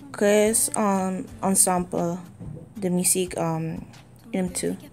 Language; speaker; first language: French; non-native, learner; English